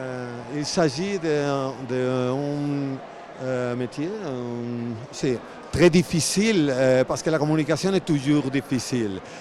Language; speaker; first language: French; non-native, fluent; Spanish